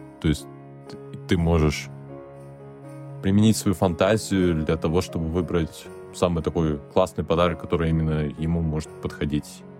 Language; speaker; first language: Russian; native; Russian